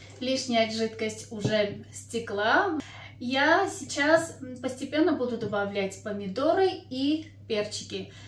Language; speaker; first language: Russian; non-native, local second language; Armenian